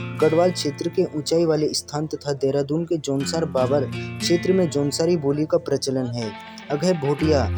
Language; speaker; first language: Hindi; native; Hindi